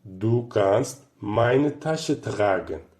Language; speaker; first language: German; non-native, fluent; Turkish